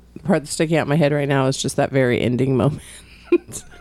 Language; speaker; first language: English; native; English